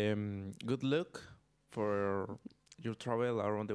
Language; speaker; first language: English; non-native, learner; Spanish